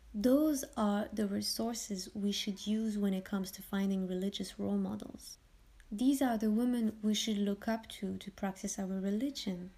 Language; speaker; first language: English; early bilingual, heritage; French